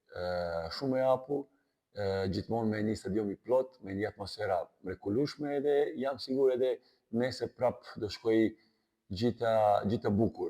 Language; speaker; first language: Albanian; non-native, learner; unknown